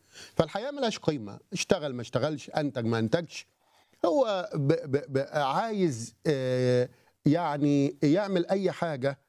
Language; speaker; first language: Arabic; native; Arabic